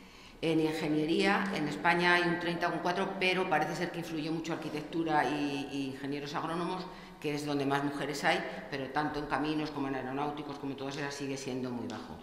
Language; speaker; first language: Spanish; native; Spanish